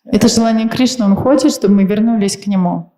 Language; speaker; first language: Russian; native; Russian